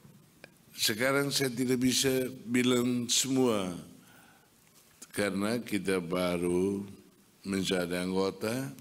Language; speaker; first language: Indonesian; non-native, fluent; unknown